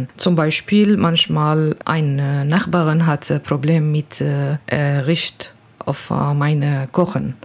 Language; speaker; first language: German; non-native, learner; Kurdish